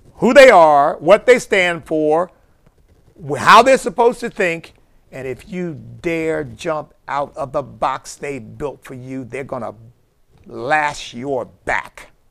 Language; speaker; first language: English; native; English